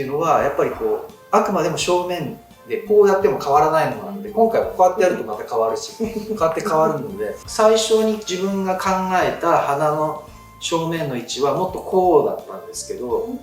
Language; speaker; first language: Japanese; native; Japanese